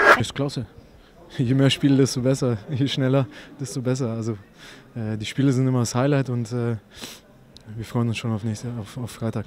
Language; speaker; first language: German; native; German